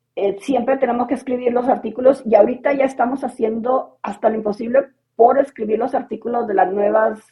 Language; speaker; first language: Spanish; native; Spanish